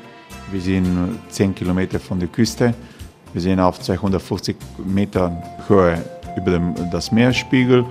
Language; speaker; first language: German; non-native, learner; Croatian